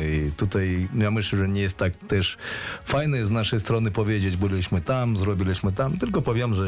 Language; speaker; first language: Polish; non-native, fluent; Russian